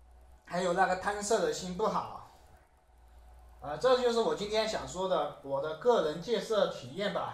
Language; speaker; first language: Chinese; native; Chinese